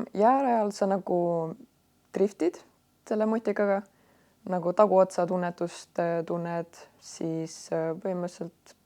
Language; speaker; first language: Estonian; non-native, local second language; Russian